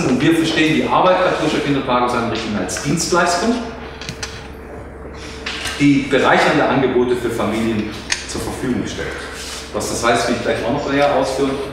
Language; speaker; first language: German; native; German